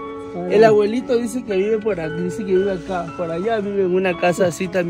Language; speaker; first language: Spanish; native; Spanish